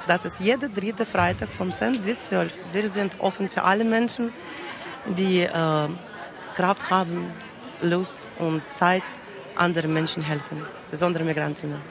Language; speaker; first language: German; non-native, learner; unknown